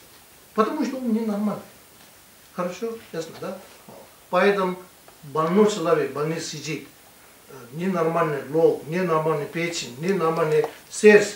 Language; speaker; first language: Russian; non-native, learner; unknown